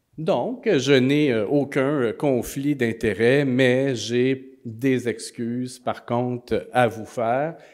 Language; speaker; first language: French; native; French